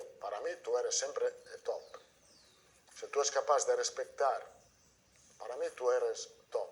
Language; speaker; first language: Spanish; non-native, fluent; Italian